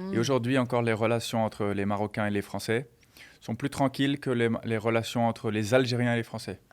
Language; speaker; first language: French; non-native, fluent; Portuguese